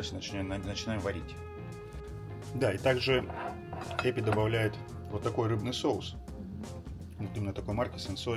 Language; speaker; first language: Russian; native; Russian